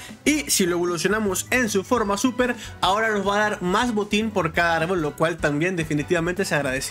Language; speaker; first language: Spanish; native; Spanish